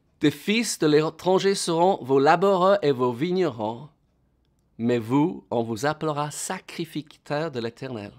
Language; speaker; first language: French; non-native, fluent; English